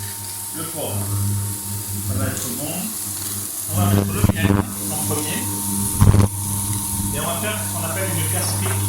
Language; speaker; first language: French; native; French